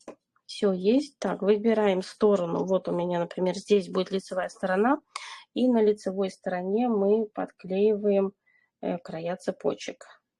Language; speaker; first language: Russian; native; Russian